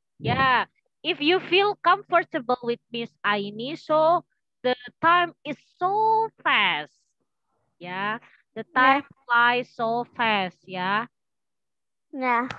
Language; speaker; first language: English; non-native, learner; Indonesian